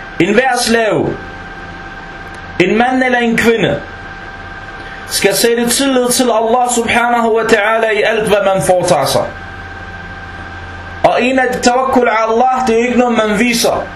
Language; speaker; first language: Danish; non-native, fluent; Arabic